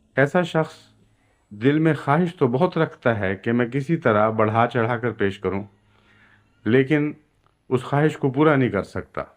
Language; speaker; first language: Urdu; native; Urdu